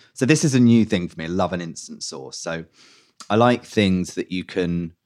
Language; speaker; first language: English; native; English